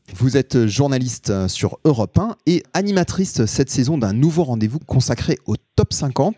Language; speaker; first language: French; native; French